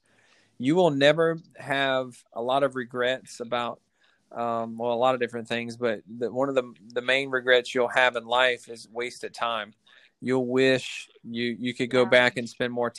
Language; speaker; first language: English; native; English